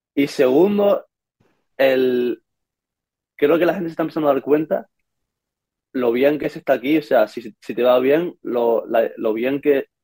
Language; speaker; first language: Spanish; native; Spanish